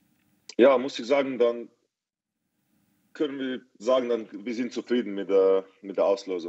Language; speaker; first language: German; non-native, fluent; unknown